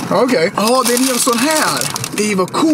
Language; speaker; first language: Swedish; native; Swedish